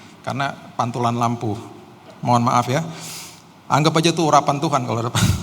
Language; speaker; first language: Indonesian; native; Indonesian